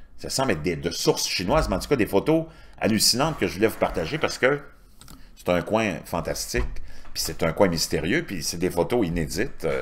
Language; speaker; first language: French; native; French